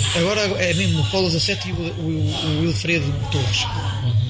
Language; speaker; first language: Portuguese; early bilingual, heritage; French